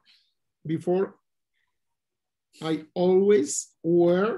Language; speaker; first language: English; non-native, learner; Spanish